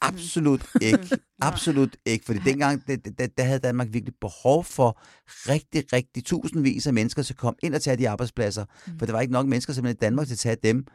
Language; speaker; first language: Danish; early bilingual, other home language; Persian